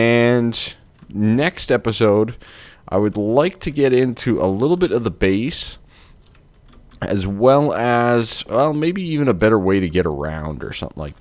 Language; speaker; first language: English; native; English